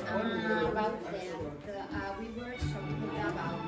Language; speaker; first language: English; non-native, learner; Italian